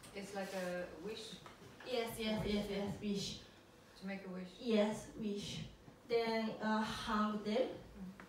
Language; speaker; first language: English; non-native, learner; Japanese